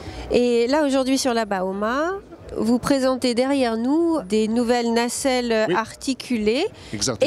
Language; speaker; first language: French; native; French